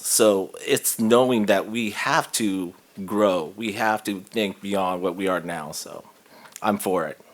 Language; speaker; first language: English; native; English